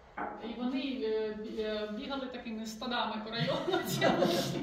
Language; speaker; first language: Ukrainian; native; Ukrainian